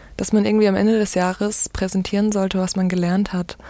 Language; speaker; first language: German; native; German